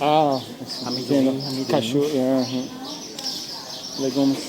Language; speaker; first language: Portuguese; non-native, learner; English